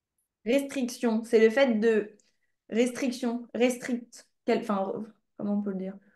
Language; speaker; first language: French; native; French